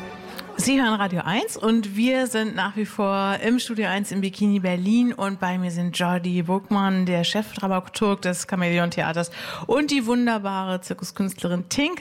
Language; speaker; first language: German; native; German